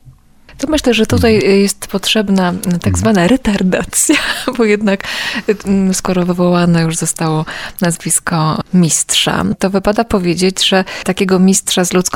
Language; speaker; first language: Polish; native; Polish